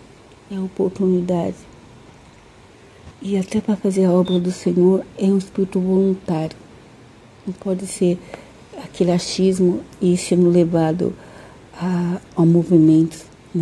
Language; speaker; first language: Portuguese; native; Portuguese